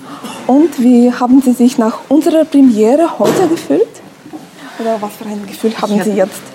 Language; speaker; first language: German; non-native, learner; Russian